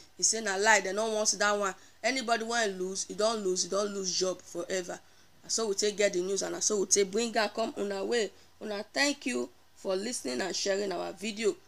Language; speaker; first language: Nigerian Pidgin; native; Nigerian Pidgin